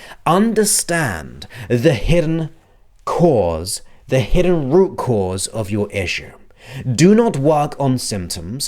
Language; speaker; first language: English; native; English